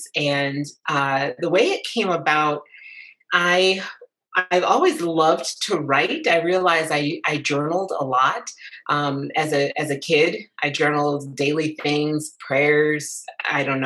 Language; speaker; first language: English; native; English